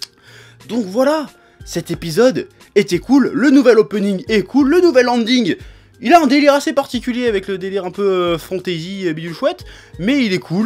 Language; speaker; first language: French; native; French